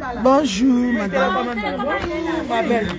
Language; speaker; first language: French; non-native, learner; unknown